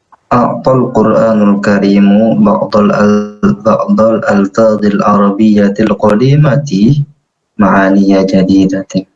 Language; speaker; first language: Arabic; non-native, learner; Indonesian